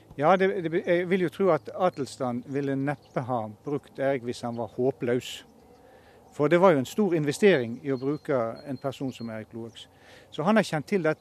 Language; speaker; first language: Norwegian; native; Norwegian